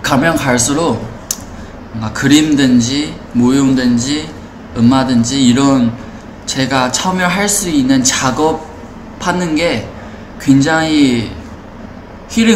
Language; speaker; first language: Korean; non-native, fluent; Chinese